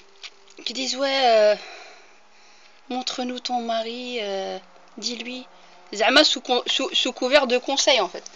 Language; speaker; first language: French; early bilingual, other home language; Arabic